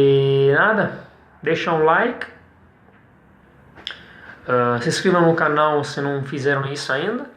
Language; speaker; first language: Portuguese; non-native, fluent; Italian